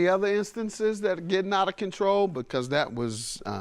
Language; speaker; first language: English; native; English